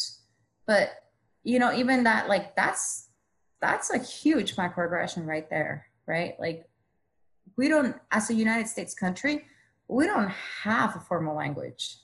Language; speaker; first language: English; non-native, fluent; Spanish